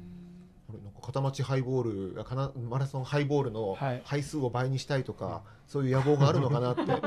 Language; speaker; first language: Japanese; native; Japanese